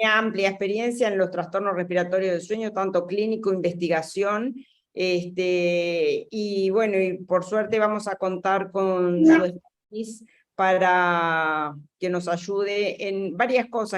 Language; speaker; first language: Spanish; native; Spanish